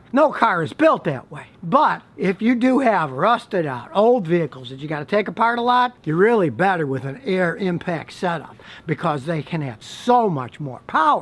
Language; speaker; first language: English; native; English